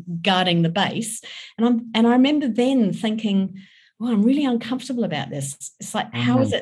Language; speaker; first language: English; native; English